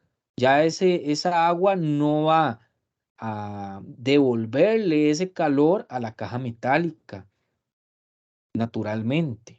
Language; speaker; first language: Spanish; native; Spanish